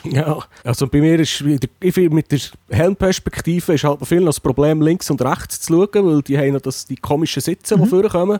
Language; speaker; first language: German; native; German